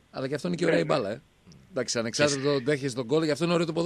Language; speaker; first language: Greek; native; Greek